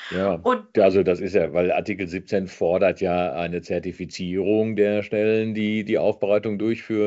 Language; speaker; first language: German; native; German